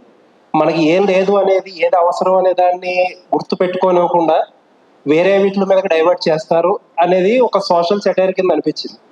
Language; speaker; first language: Telugu; native; Telugu